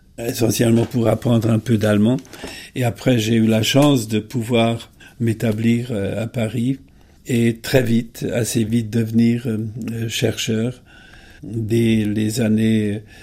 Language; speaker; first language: French; non-native, fluent; Hungarian